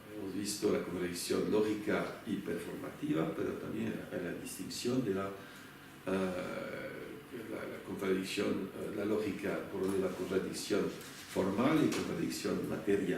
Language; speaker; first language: Spanish; non-native, fluent; French